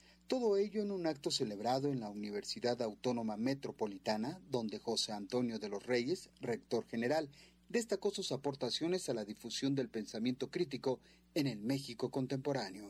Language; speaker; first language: Spanish; native; Spanish